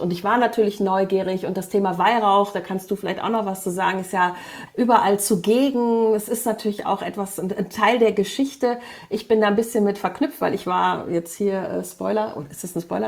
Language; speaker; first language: German; native; German